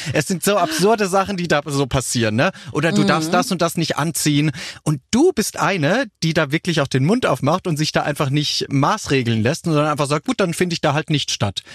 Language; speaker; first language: German; native; German